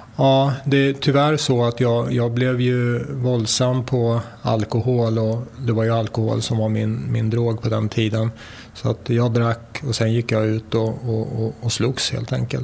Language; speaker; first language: Swedish; native; Swedish